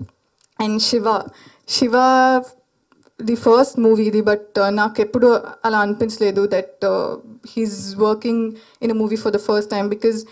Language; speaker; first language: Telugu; non-native, learner; Malayalam